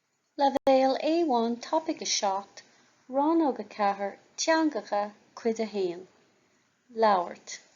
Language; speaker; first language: Irish; non-native, local second language; English